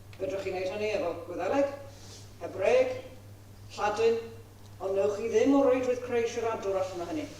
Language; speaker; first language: Welsh; non-native, fluent; English